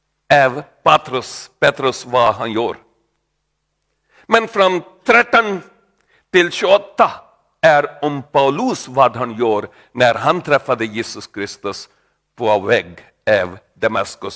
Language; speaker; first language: Swedish; non-native, learner; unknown